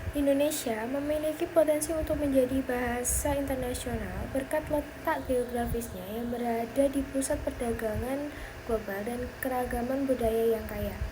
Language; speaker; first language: Indonesian; native; Indonesian